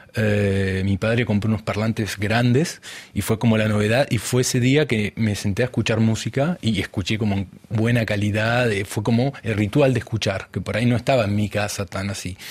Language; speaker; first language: Spanish; native; Spanish